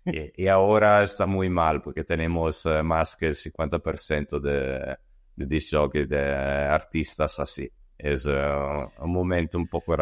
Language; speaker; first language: Spanish; non-native, learner; Italian